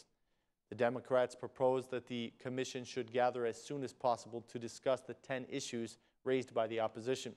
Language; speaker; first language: English; non-native, fluent; Albanian